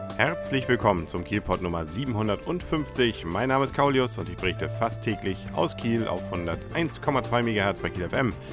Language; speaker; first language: German; native; German